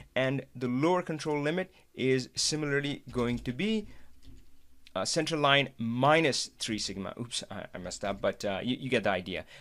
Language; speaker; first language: English; non-native, local second language; Hindi